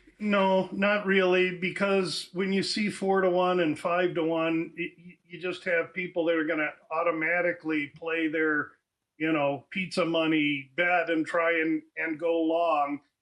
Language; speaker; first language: English; native; English